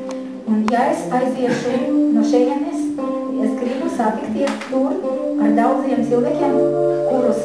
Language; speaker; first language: Latvian; non-native, learner; Russian